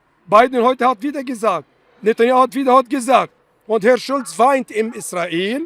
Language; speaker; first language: German; non-native, fluent; Arabic